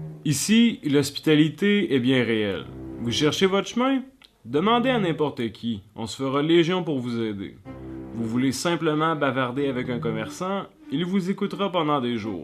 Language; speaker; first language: French; native; French